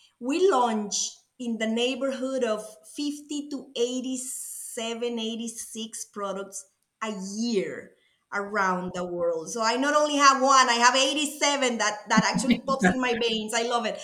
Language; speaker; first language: English; non-native, fluent; Spanish